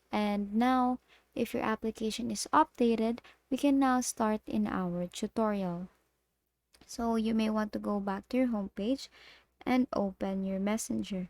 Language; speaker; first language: English; non-native, local second language; Filipino